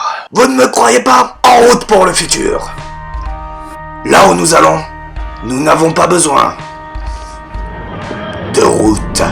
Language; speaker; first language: French; native; French